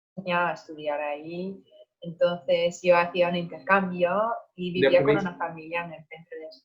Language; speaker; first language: Spanish; non-native, fluent; English